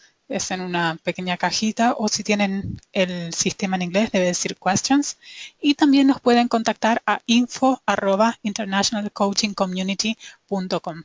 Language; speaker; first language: Spanish; native; Spanish